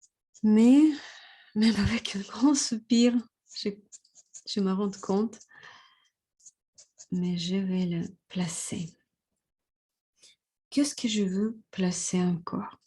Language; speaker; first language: French; non-native, fluent; Russian